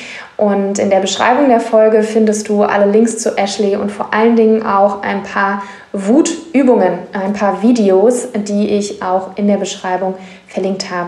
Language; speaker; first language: German; native; German